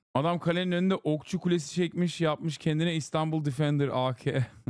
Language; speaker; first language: Turkish; native; Turkish